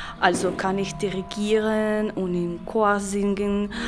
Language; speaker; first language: German; non-native, learner; Ukrainian